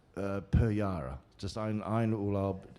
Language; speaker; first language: German; non-native, learner; English